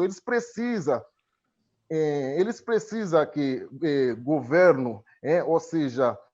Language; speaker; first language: Portuguese; non-native, fluent; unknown